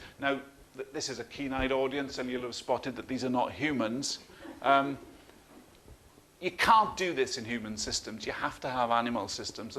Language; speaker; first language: English; native; English